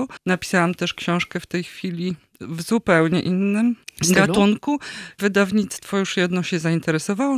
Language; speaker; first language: Polish; native; Polish